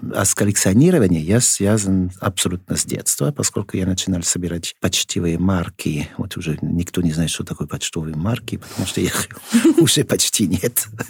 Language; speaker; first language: Russian; non-native, fluent; French